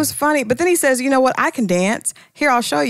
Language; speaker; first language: English; native; English